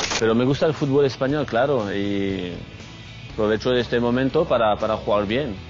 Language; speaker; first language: Spanish; non-native, fluent; French